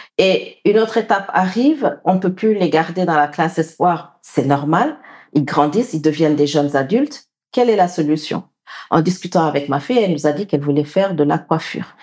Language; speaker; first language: French; non-native, local second language; Wolof